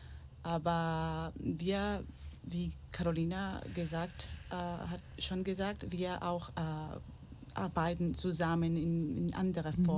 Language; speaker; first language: German; non-native, learner; Spanish